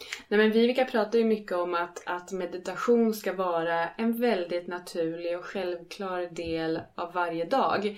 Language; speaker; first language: Swedish; native; Swedish